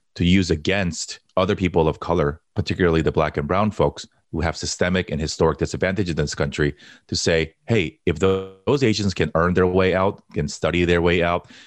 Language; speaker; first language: English; early bilingual, other home language; Korean